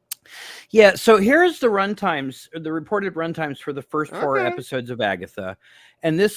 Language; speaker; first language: English; native; English